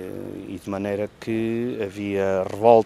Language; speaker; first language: Portuguese; native; Portuguese